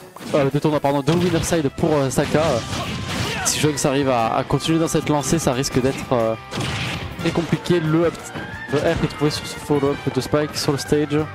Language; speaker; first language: French; native; French